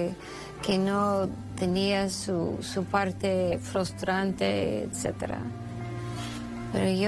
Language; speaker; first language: Spanish; non-native, fluent; English